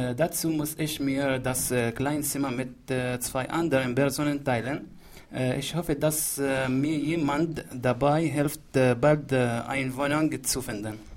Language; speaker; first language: German; non-native, learner; Arabic